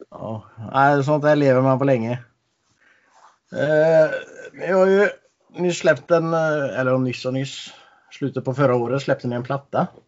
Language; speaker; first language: Swedish; native; Swedish